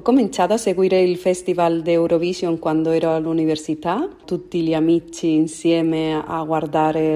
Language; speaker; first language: Italian; non-native, fluent; Spanish